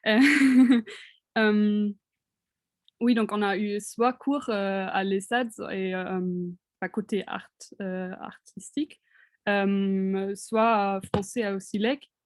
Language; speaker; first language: French; non-native, fluent; German